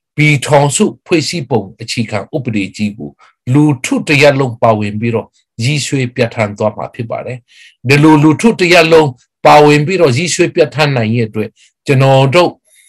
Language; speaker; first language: Burmese; non-native, local second language; Kachin